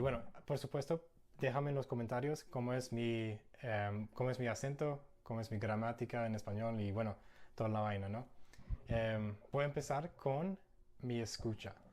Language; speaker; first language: Spanish; non-native, fluent; English